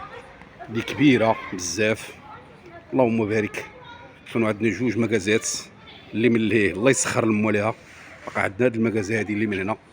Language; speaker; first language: Arabic; native; Arabic